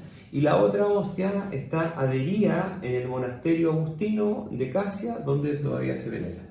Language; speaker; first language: Spanish; native; Spanish